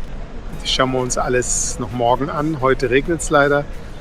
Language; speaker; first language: German; native; German